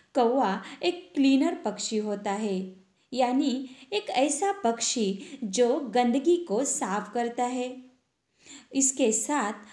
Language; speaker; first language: Hindi; non-native, local second language; Marathi